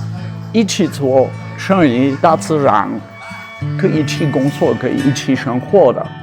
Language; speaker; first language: Chinese; non-native, fluent; French